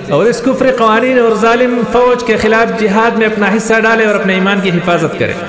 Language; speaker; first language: Urdu; non-native, local second language; Pashto